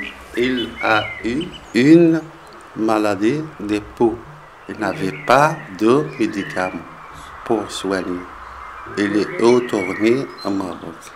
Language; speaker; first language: French; non-native, learner; Arabic